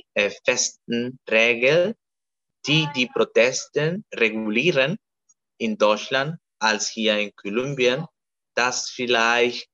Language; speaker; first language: German; non-native, fluent; Spanish